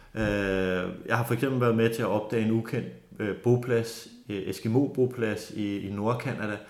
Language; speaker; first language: Danish; native; Danish